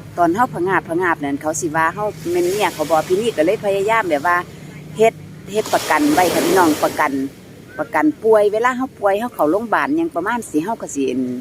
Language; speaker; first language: Thai; non-native, local second language; Northeastern Thai